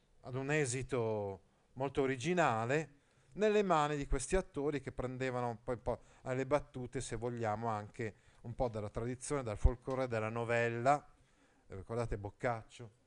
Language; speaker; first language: Italian; native; Italian